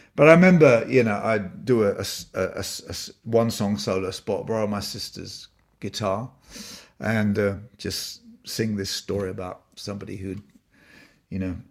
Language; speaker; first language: English; native; English